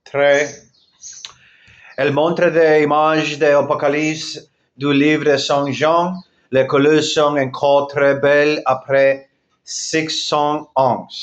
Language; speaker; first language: French; non-native, learner; Spanish